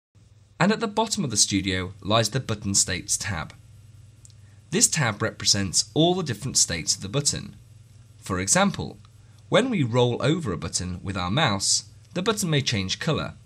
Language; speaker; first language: English; native; English